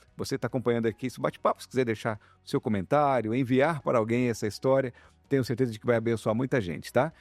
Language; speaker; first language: Portuguese; native; Portuguese